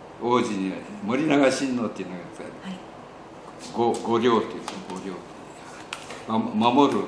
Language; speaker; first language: Japanese; native; Japanese